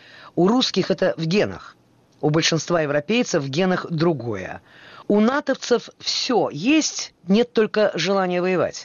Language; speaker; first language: Russian; native; Russian